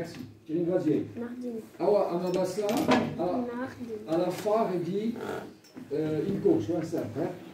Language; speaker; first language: Italian; non-native, fluent; French